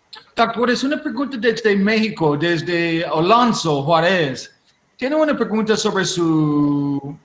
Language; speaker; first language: Spanish; non-native, learner; English